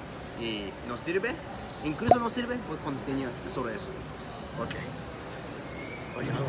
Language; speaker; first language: Spanish; non-native, learner; Japanese